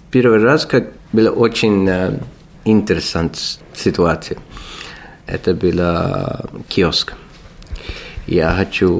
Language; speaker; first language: Russian; non-native, learner; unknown